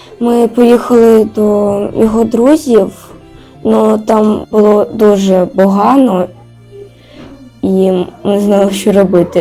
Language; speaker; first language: Ukrainian; non-native, local second language; Russian